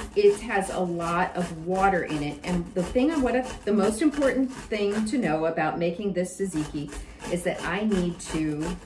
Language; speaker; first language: English; native; English